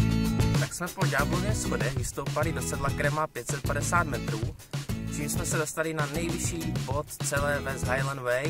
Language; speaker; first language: Czech; native; Czech